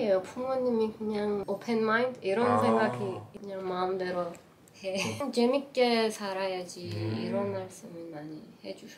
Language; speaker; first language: Korean; non-native, learner; Persian